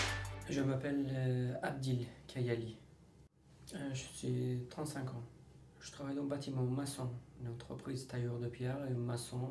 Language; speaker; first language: French; non-native, learner; Turkish